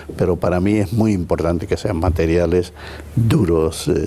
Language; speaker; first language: Spanish; native; Spanish